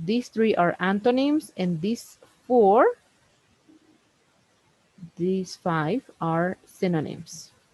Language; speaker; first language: English; non-native, fluent; Spanish